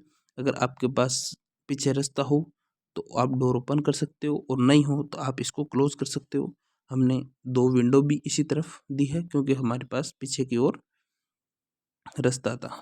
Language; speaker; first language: Hindi; native; Hindi